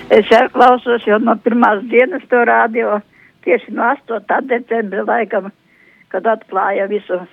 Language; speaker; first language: Latvian; native; Latvian